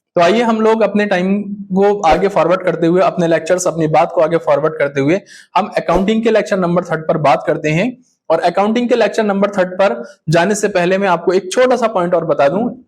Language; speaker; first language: Hindi; native; Hindi